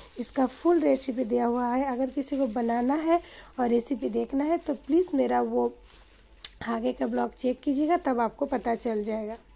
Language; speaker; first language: Hindi; non-native, local second language; Bangla